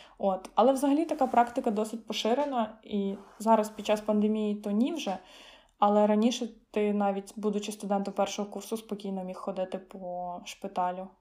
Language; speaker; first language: Ukrainian; native; Ukrainian